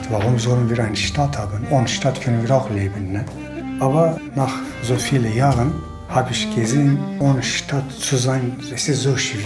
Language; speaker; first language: German; non-native, learner; Kurdish